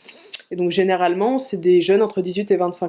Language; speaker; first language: French; native; French